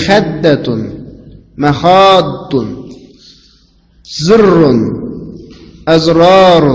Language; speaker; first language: Arabic; non-native, fluent; Uzbek